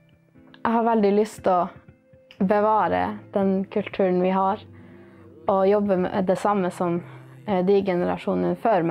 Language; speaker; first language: Norwegian; non-native, local second language; Northern Sami